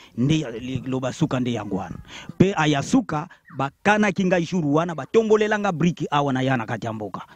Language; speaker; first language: Lingala; non-native, local second language; Kongo